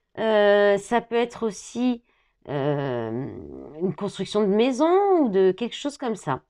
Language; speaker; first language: French; native; French